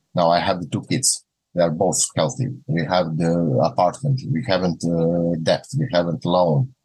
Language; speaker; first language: English; non-native, learner; Croatian